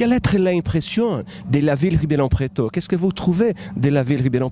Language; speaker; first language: French; non-native, learner; Portuguese